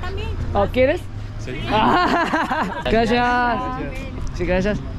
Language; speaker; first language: Spanish; non-native, learner; Korean